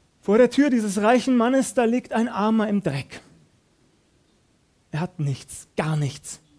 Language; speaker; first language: German; native; German